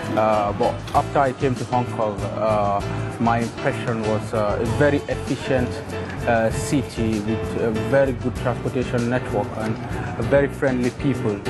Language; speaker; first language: English; non-native, local second language; Hausa